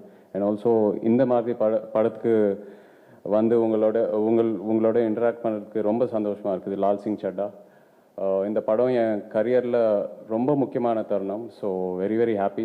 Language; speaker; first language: Tamil; non-native, local second language; Telugu